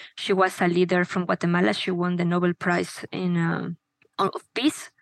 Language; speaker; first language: English; non-native, fluent; Spanish